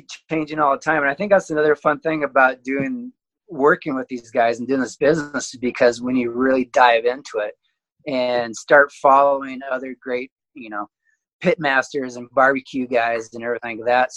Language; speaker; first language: English; native; English